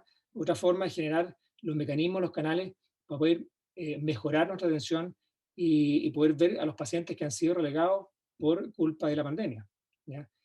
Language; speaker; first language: Spanish; native; Spanish